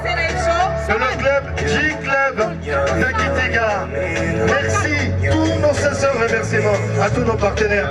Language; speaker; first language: French; non-native, local second language; Rundi